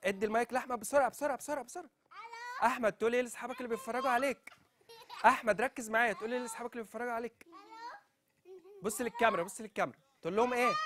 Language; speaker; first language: Arabic; native; Arabic